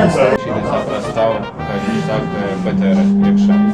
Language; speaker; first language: Latvian; non-native, local second language; Russian